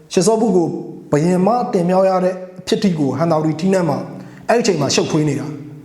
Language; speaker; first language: Burmese; non-native, local second language; Mon